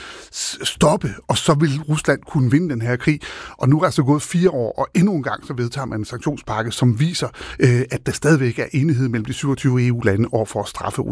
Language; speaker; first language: Danish; native; Danish